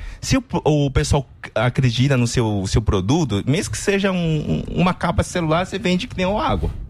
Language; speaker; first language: Portuguese; non-native, fluent; Chinese